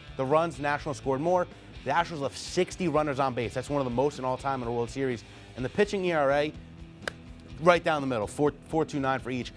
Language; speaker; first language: English; native; English